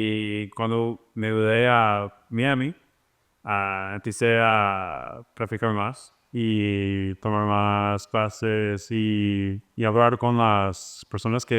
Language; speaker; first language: Spanish; non-native, learner; English